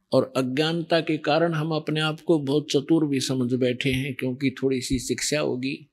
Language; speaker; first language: Hindi; native; Hindi